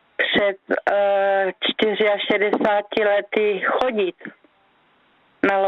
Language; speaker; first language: Czech; native; Czech